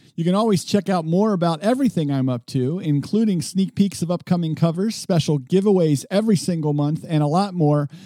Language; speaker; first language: English; native; English